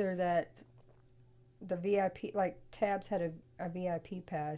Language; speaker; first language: English; native; English